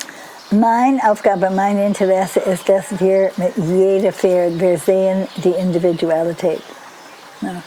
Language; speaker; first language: German; non-native, learner; English